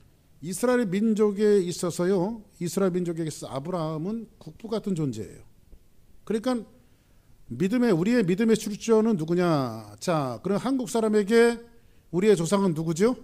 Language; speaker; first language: Korean; native; Korean